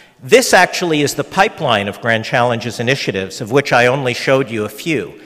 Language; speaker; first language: English; early bilingual, other home language; Hungarian